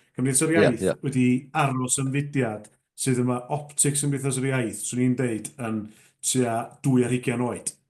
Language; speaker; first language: Welsh; native; Welsh